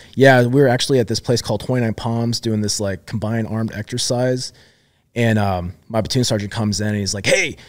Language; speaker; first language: English; native; English